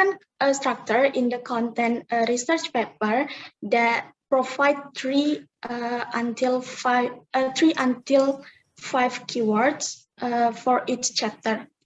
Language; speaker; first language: English; non-native, learner; Indonesian